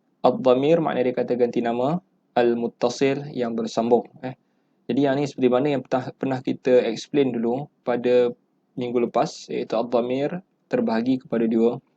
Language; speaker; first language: Malay; native; Malay